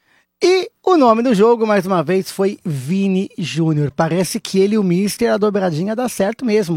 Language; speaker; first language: Portuguese; native; Portuguese